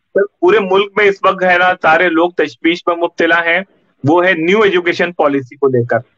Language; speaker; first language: Hindi; non-native, local second language; Urdu